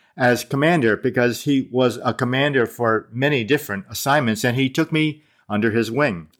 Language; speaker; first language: English; native; English